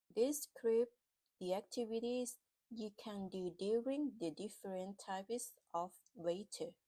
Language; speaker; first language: English; non-native, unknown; Thai